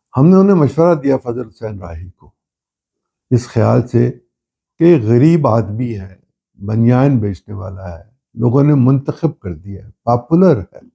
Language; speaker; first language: Urdu; non-native, local second language; Punjabi